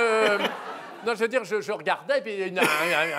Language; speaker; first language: French; native; French